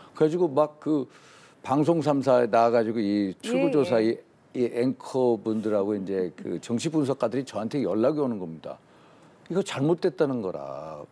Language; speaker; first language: Korean; native; Korean